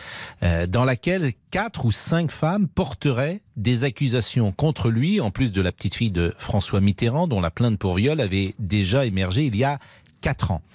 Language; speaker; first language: French; native; French